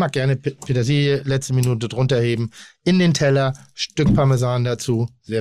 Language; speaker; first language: German; native; German